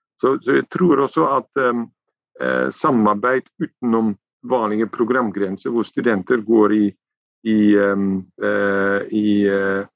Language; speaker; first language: Norwegian; non-native, fluent; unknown